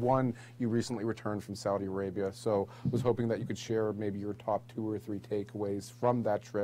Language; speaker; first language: English; native; English